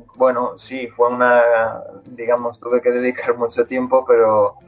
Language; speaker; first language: Spanish; native; Spanish